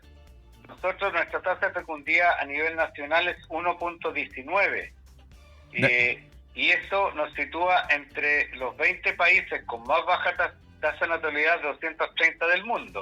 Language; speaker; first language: Spanish; native; Spanish